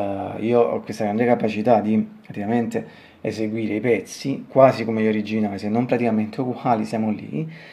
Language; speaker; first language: Italian; native; Italian